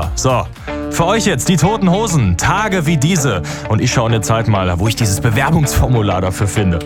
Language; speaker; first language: German; native; German